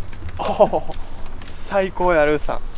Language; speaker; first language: Japanese; native; Japanese